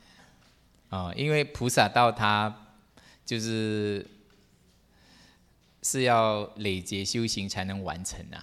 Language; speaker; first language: Chinese; native; Chinese